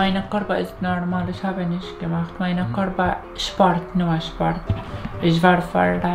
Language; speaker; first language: German; non-native, learner; Arabic